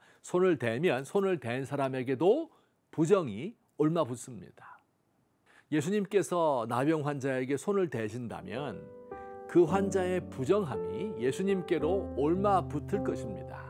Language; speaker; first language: Korean; native; Korean